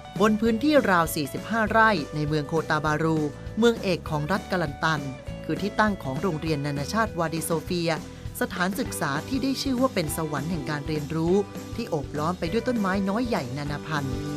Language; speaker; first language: Thai; native; Thai